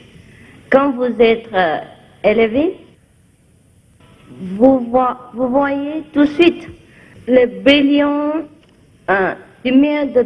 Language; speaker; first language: French; non-native, fluent; Vietnamese